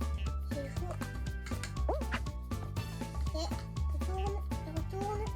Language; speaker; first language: French; native; French